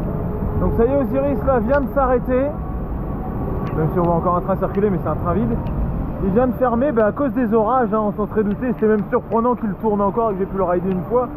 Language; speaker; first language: French; native; French